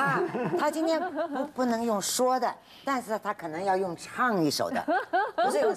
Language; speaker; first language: Chinese; native; Chinese